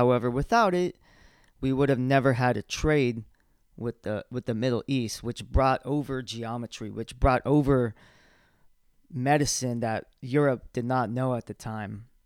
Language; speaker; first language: English; early bilingual, other home language; Spanish